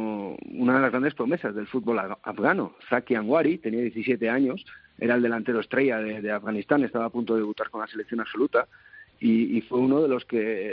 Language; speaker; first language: Spanish; native; Spanish